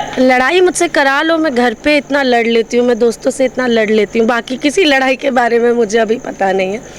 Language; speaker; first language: Hindi; non-native, local second language; Bhojpuri